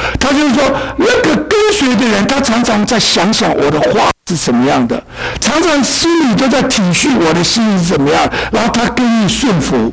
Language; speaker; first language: Chinese; native; Chinese